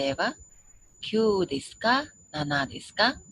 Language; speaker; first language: Japanese; non-native, fluent; Mongolian